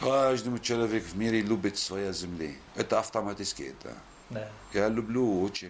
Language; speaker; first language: Russian; non-native, learner; Arabic